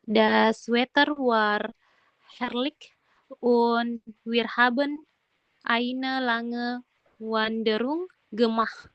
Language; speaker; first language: German; non-native, learner; Indonesian